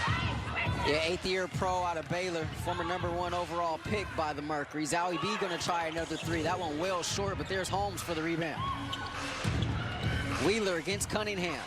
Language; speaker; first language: English; native; English